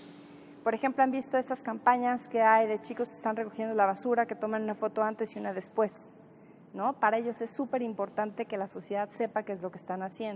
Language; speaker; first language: Spanish; native; Spanish